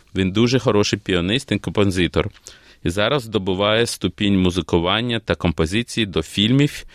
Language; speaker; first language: Ukrainian; native; Ukrainian